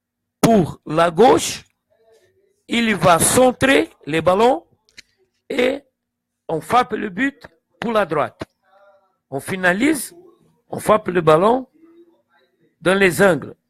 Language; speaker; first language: French; non-native, fluent; Portuguese